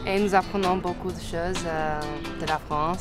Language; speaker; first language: French; non-native, learner; English